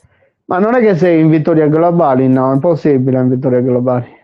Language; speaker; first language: Italian; native; Italian